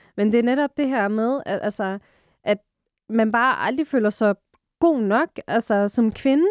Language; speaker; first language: Danish; early bilingual, other home language; Arabic